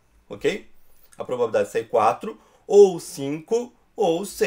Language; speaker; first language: Portuguese; native; Portuguese